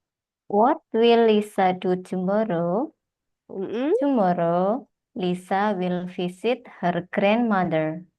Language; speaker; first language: English; non-native, learner; Indonesian